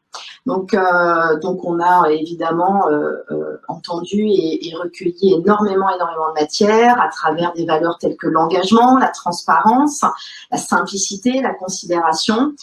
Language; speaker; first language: French; native; French